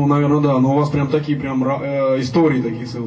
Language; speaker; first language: Russian; native; Russian